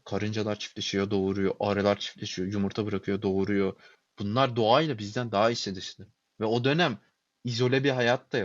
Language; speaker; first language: Turkish; native; Turkish